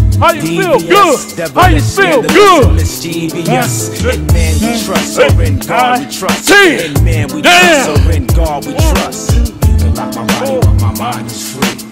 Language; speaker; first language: English; native; English